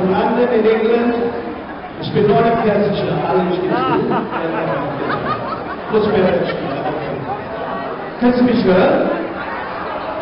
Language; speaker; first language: German; non-native, fluent; English